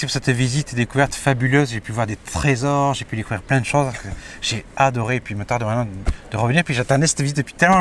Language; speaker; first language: French; native; French